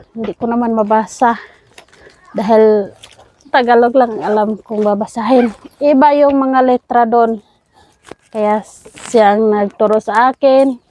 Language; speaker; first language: Filipino; non-native, local second language; Cebuano